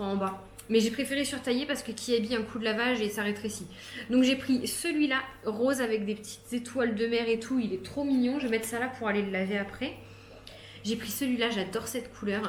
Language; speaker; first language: French; native; French